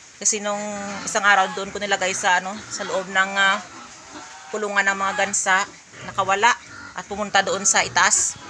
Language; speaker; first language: Filipino; native; Filipino